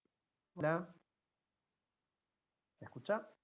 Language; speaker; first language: Spanish; native; Spanish